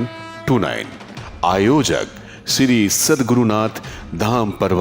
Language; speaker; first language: Hindi; native; Hindi